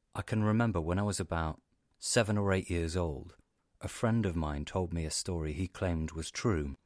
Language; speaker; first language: English; native; English